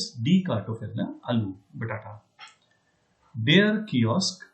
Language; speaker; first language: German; non-native, learner; Hindi